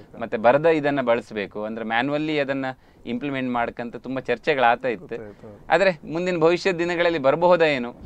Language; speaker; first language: Kannada; native; Kannada